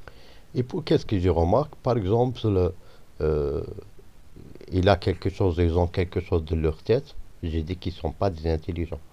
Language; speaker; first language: French; non-native, fluent; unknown